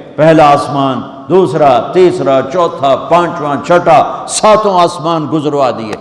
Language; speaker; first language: Urdu; non-native, local second language; Punjabi